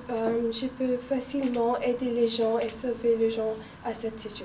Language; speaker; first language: French; non-native, learner; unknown